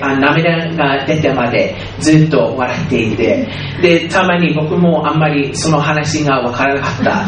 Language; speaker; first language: Japanese; non-native, fluent; English